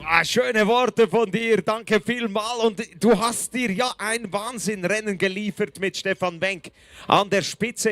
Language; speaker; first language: German; native; German